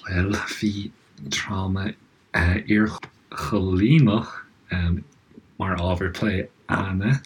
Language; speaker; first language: Irish; native; Irish